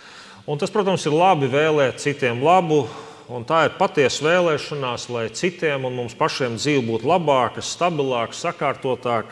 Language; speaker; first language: Latvian; native; Latvian